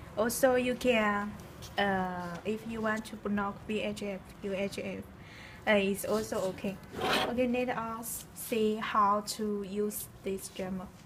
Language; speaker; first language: English; non-native, learner; Chinese